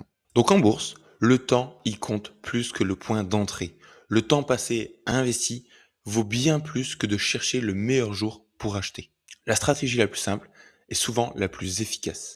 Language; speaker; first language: French; native; French